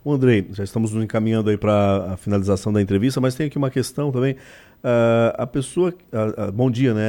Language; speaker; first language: Portuguese; native; Portuguese